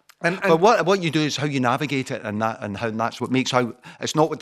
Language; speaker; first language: English; native; English